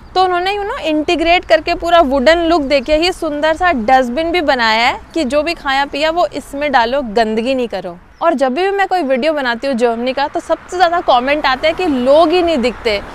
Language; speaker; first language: Hindi; native; Hindi